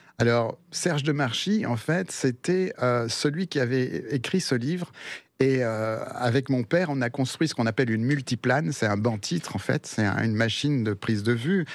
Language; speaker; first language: French; early bilingual, other home language; Spanish